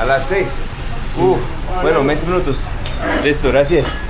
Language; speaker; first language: Spanish; non-native, learner; English